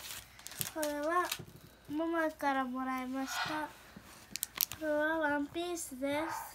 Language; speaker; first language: Japanese; early bilingual, other home language; Portuguese